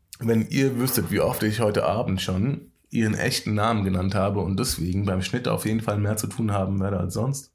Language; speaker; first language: German; native; German